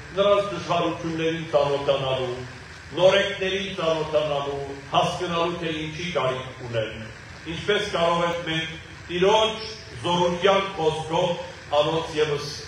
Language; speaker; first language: Armenian; native; Armenian